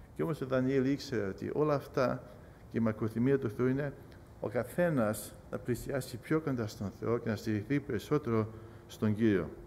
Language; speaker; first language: Greek; early bilingual, heritage; Greek